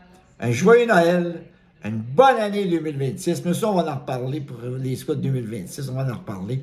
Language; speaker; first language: French; native; French